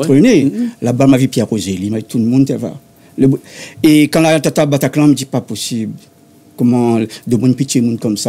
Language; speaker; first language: French; non-native, local second language; Réunion Creole French